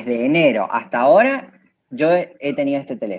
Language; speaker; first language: Spanish; native; Spanish